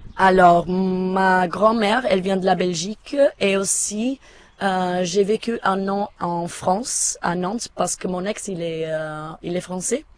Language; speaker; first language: French; non-native, fluent; Portuguese